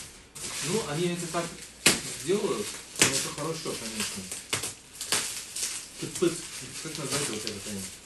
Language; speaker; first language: Russian; non-native, learner; Turkish